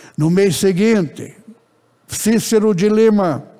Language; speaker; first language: Portuguese; early bilingual, other home language; Japanese